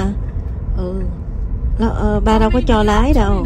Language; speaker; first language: Vietnamese; native; Vietnamese